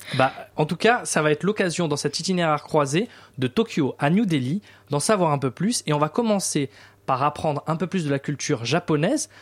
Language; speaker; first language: French; native; French